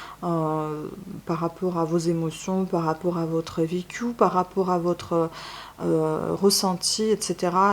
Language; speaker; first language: French; non-native, fluent; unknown